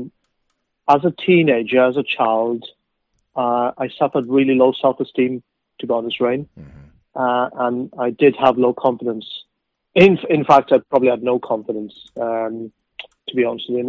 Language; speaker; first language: English; native; English